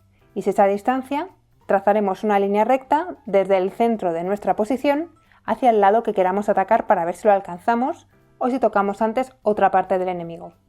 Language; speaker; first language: Spanish; native; Spanish